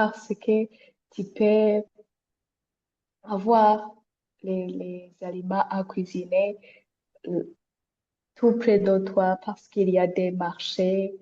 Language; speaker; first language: French; non-native, local second language; Rundi